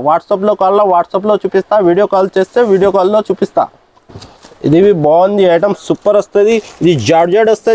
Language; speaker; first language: Telugu; non-native, local second language; Urdu